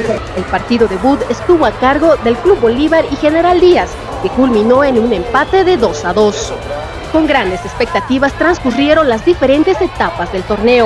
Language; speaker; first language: Spanish; native; Spanish